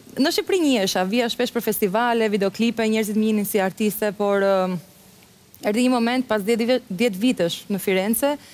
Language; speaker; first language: Albanian; early bilingual, heritage; Albanian